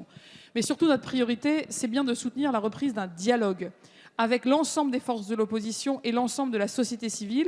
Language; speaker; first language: French; native; French